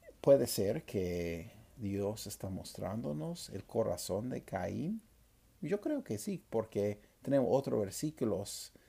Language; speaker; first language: Spanish; non-native, fluent; English